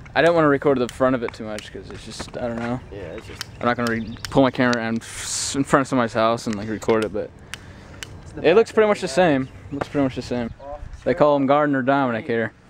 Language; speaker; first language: English; native; English